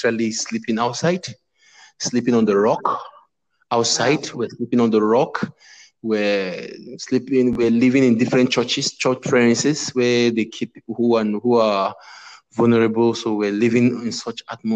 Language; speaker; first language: English; non-native, local second language; Igbo